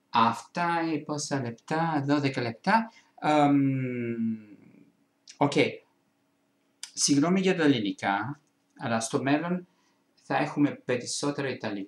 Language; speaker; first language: Greek; non-native, fluent; Italian